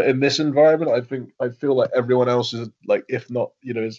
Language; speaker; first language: English; native; English